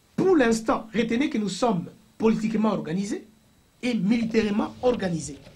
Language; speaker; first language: French; non-native, local second language; Swahili